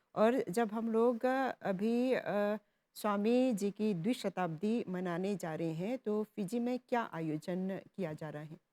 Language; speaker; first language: Hindi; non-native, local second language; Morisyen